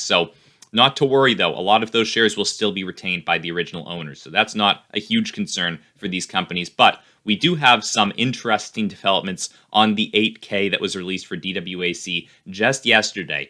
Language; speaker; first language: English; native; English